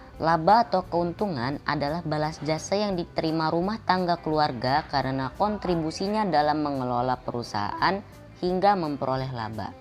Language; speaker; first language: Indonesian; native; Indonesian